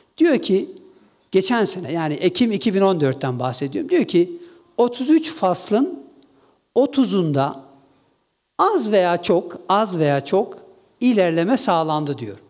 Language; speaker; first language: Turkish; non-native, local second language; Kurdish